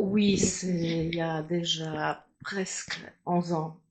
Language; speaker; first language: French; non-native, fluent; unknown